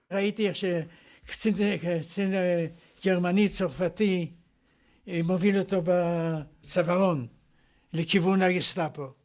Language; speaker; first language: Hebrew; non-native, fluent; Yiddish